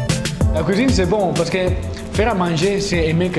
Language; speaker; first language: French; non-native, fluent; Italian